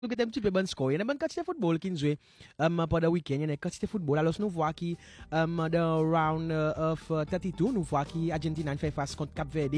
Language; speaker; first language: French; non-native, local second language; Seselwa Creole French